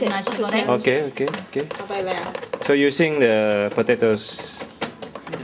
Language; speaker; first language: English; non-native, learner; Indonesian